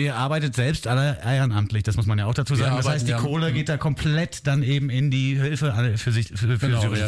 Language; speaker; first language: German; native; German